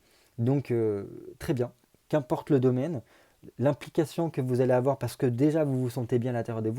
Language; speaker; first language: French; native; French